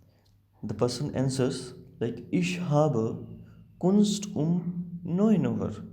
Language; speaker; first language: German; non-native, learner; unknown